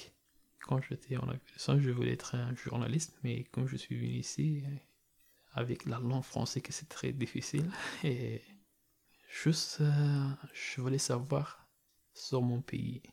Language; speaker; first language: French; non-native, learner; Persian